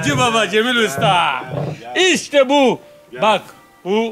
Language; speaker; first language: Turkish; non-native, learner; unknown